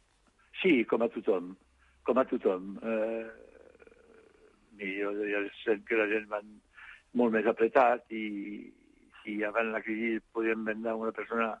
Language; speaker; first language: Catalan; non-native, fluent; French